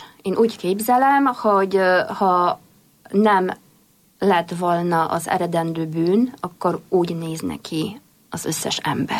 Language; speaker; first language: Hungarian; non-native, fluent; Polish